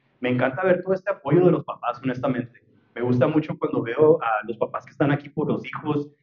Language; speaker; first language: Spanish; early bilingual, heritage; Spanish